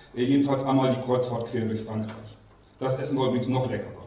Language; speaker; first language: German; native; German